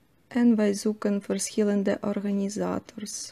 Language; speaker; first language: Dutch; non-native, fluent; Russian